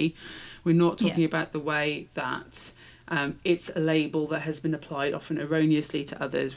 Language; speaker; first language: English; native; English